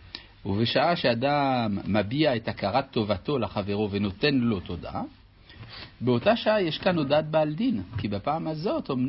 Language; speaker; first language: Hebrew; native; Hebrew